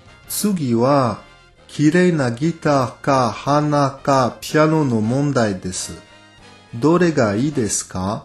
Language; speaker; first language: Japanese; non-native, fluent; French